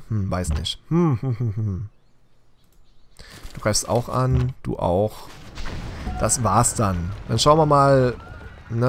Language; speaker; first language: German; native; German